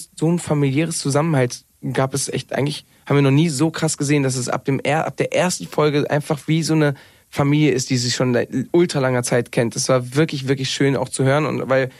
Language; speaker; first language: German; non-native, fluent; Spanish